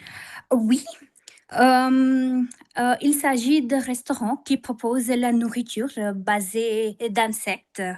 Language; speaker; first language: French; non-native, fluent; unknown